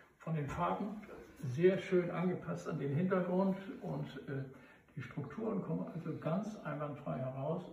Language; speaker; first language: German; native; German